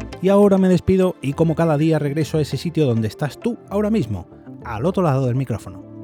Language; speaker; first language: Spanish; native; Spanish